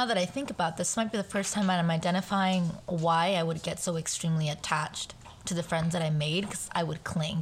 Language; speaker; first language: English; native; English